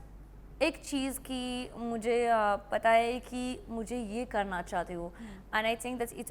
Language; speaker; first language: Hindi; non-native, learner; Arabic